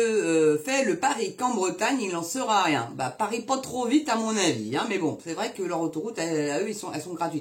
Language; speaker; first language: French; native; French